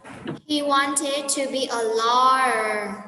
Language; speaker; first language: English; non-native, fluent; Vietnamese